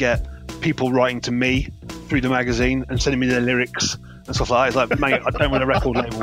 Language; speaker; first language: English; native; English